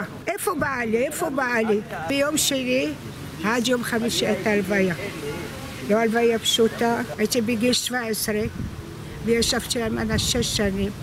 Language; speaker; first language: Hebrew; non-native, fluent; Arabic